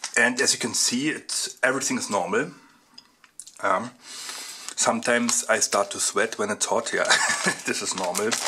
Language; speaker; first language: English; non-native, fluent; German